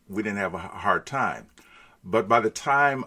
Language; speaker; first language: English; native; English